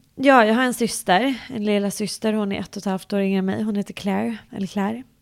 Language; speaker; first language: Swedish; early bilingual, other home language; English